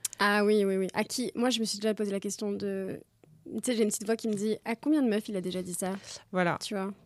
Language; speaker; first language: French; native; French